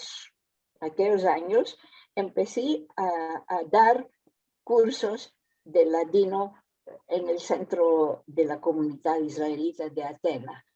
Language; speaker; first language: Spanish; early bilingual, heritage; Ladino